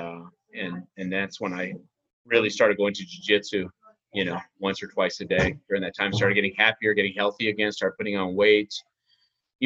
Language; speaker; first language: English; native; English